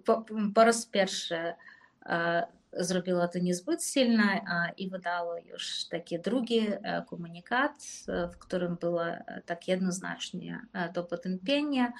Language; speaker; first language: Polish; non-native, fluent; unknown